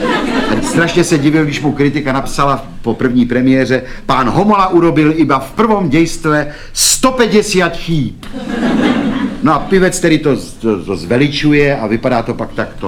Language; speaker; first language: Czech; native; Czech